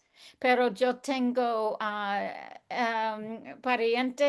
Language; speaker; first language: Spanish; non-native, learner; English